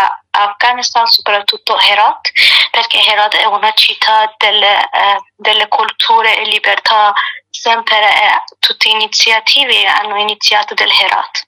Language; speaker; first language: Italian; non-native, learner; Persian